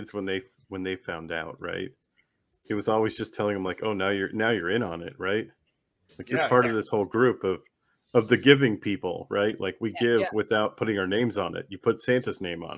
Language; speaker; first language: English; native; English